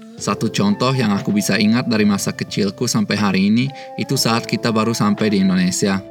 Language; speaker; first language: Indonesian; early bilingual, other home language; Swiss German